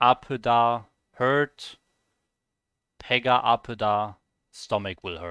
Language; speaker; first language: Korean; non-native, learner; German